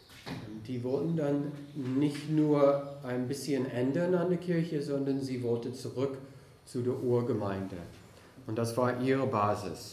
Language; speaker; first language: German; non-native, fluent; English